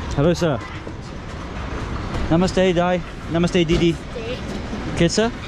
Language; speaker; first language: English; native; English